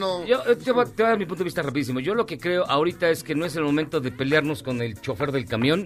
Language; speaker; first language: Spanish; native; Spanish